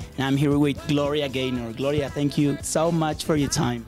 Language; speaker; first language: English; non-native, fluent; Spanish